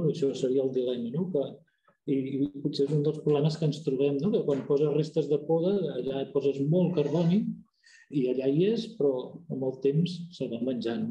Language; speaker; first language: Catalan; native; Catalan